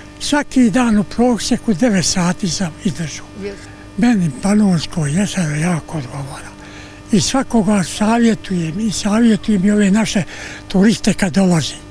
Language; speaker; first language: Croatian; native; Croatian